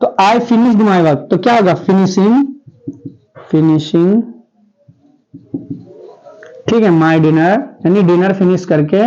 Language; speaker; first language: Hindi; native; Hindi